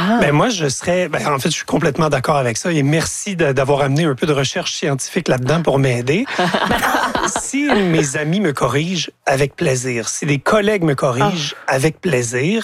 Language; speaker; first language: French; native; French